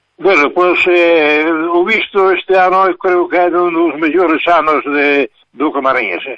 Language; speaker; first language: Galician; native; Galician